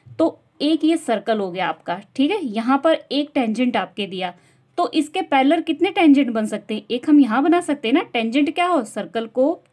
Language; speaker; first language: Hindi; native; Hindi